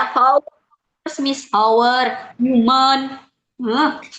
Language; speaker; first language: English; non-native, learner; Indonesian